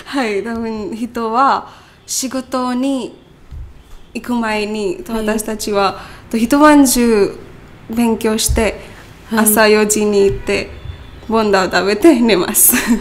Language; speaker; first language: Japanese; non-native, learner; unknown